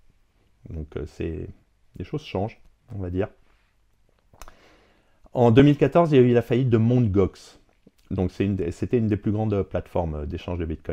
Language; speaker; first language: French; native; French